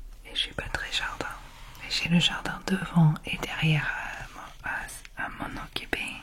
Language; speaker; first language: French; non-native, fluent; English